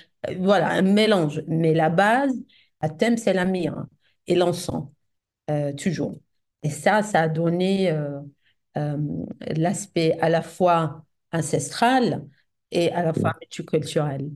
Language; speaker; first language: French; non-native, fluent; Arabic